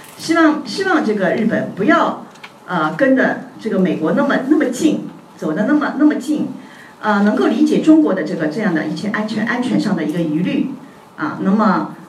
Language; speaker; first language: Chinese; native; Chinese